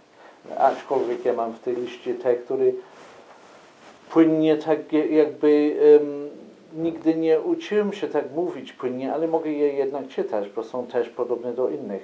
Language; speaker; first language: Polish; non-native, fluent; English